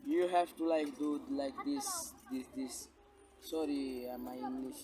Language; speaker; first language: English; non-native, local second language; Punjabi